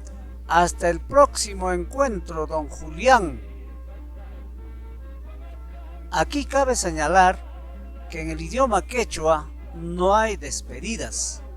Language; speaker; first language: Spanish; non-native, local second language; Quechua